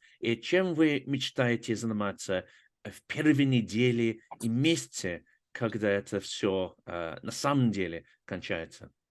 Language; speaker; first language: Russian; non-native, fluent; English